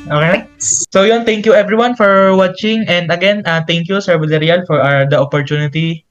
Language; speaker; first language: English; non-native, local second language; Filipino